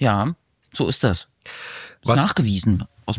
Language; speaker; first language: German; native; German